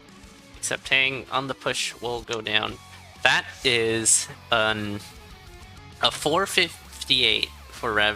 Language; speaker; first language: English; native; English